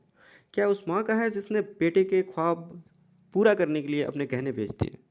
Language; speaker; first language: Hindi; native; Hindi